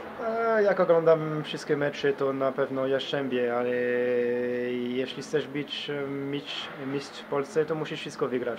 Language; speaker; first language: Polish; non-native, learner; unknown